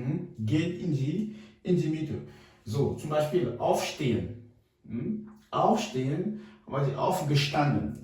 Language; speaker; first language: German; non-native, fluent; French